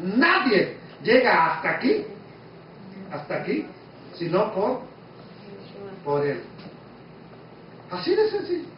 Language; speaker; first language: Spanish; native; Spanish